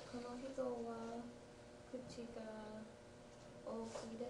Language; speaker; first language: Japanese; non-native, learner; English